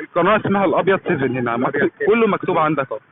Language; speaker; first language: Arabic; native; Arabic